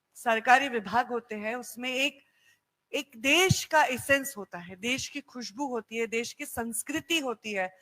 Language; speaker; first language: Hindi; non-native, local second language; Marathi